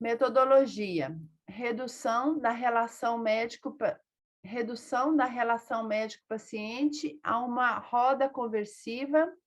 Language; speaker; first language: Portuguese; native; Portuguese